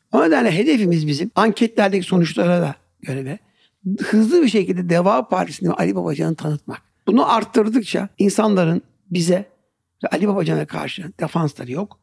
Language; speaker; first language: Turkish; native; Turkish